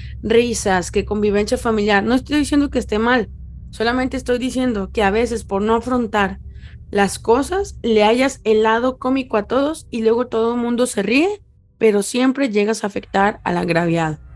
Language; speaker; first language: Spanish; native; Spanish